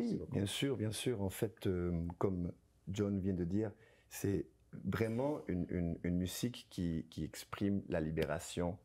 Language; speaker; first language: French; non-native, fluent; Spanish